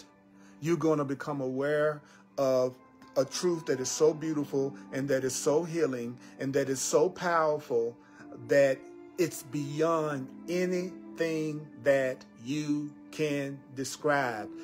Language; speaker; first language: English; native; English